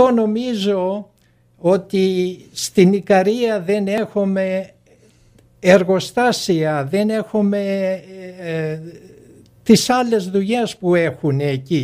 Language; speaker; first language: Greek; early bilingual, heritage; Greek